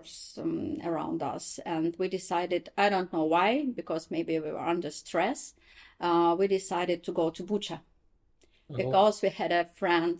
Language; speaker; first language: English; non-native, fluent; Ukrainian